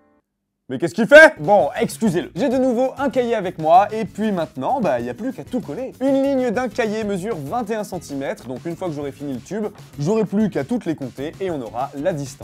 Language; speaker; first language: French; native; French